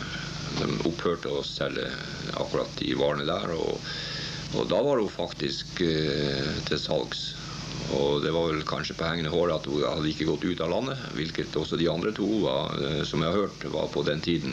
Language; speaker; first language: Norwegian; native; Norwegian